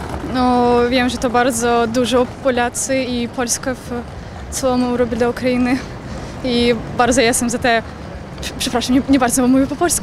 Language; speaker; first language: Polish; non-native, learner; Ukrainian